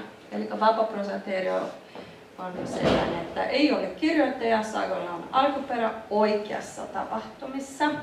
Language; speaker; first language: Finnish; non-native, fluent; Icelandic